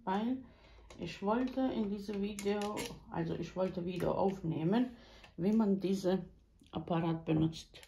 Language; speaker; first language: German; non-native, learner; Bosnian